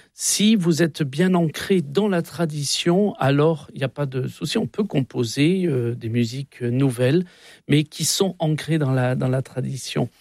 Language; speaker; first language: French; native; French